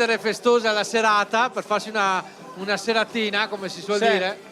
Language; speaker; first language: Italian; native; Italian